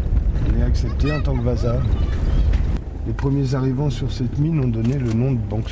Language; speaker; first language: French; native; French